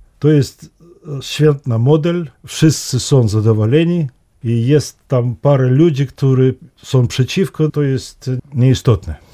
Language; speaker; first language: Polish; non-native, fluent; Russian